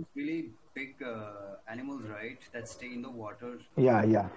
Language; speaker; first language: English; non-native, local second language; Hindi